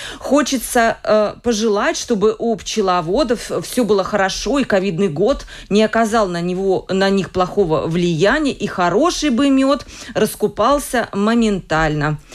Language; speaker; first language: Russian; native; Russian